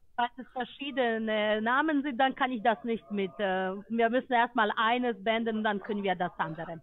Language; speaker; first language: German; non-native, fluent; Bosnian